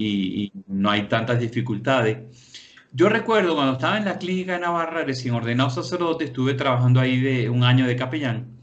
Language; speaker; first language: Spanish; native; Spanish